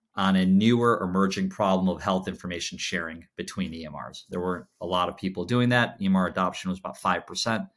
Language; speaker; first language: English; native; English